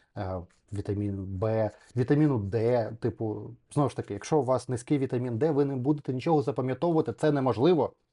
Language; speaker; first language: Ukrainian; non-native, local second language; Russian